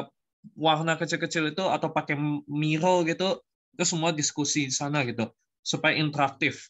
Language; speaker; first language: Indonesian; native; Indonesian